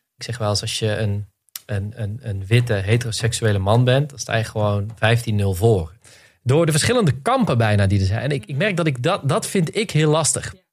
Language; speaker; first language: Dutch; native; Dutch